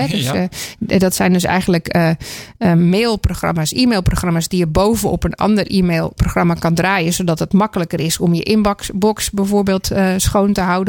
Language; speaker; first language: Dutch; native; Dutch